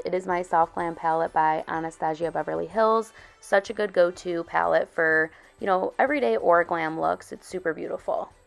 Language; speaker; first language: English; native; English